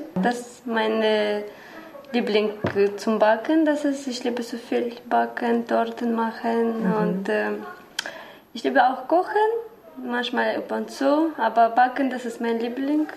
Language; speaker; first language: German; non-native, learner; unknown